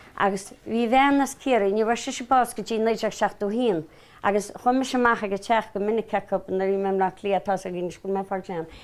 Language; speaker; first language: Irish; native; Irish